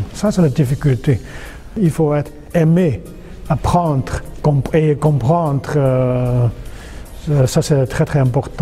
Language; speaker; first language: French; non-native, fluent; Chinese